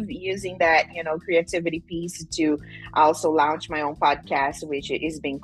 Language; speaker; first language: English; non-native, fluent; Portuguese